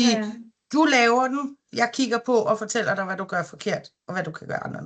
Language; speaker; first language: Danish; native; Danish